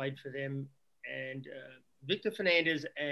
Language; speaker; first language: English; native; English